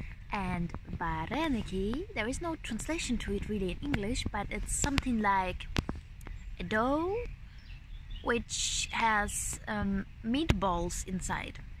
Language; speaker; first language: English; non-native, fluent; Ukrainian